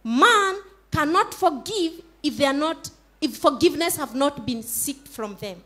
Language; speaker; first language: English; non-native, local second language; Swahili